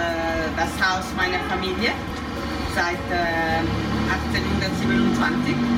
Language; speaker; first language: German; non-native, fluent; Italian